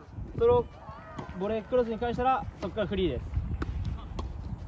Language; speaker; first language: Japanese; native; Japanese